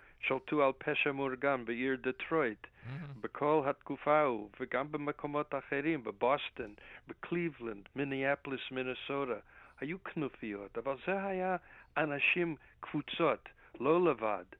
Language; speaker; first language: Hebrew; non-native, fluent; English